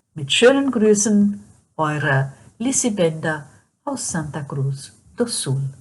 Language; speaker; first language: German; early bilingual, heritage; German